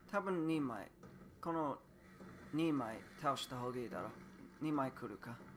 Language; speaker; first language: Japanese; non-native, learner; English